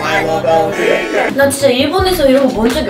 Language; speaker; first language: Korean; non-native, fluent; Japanese